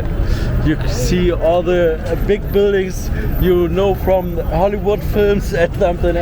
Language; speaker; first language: English; non-native, learner; German